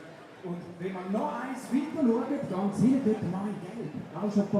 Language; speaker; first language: German; native; German